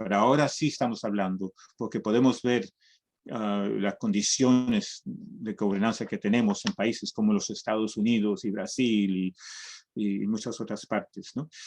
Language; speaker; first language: Spanish; early bilingual, heritage; Spanish